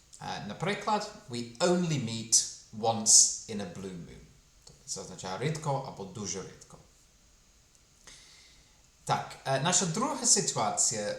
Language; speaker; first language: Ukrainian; non-native, fluent; English